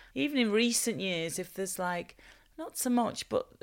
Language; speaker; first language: English; native; English